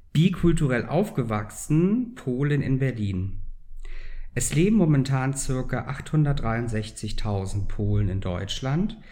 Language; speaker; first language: German; native; German